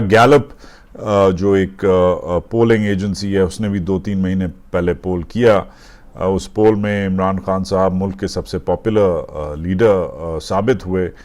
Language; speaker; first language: Urdu; native; Urdu